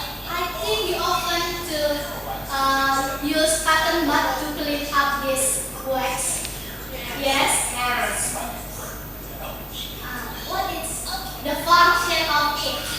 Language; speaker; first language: English; non-native, learner; Indonesian